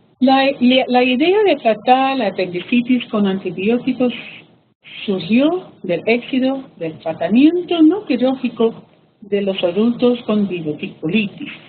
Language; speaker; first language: Spanish; early bilingual, heritage; Spanish